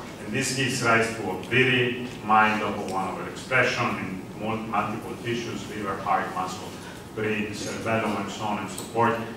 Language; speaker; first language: English; non-native, fluent; Italian